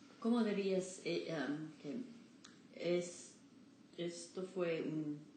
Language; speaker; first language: Spanish; non-native, learner; English